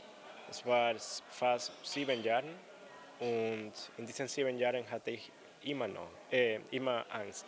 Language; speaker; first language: German; non-native, fluent; Spanish